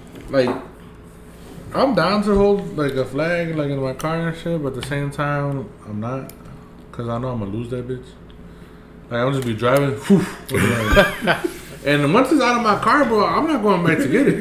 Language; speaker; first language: English; early bilingual, other home language; Spanish